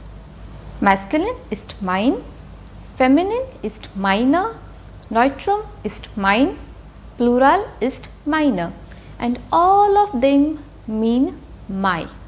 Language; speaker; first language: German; non-native, fluent; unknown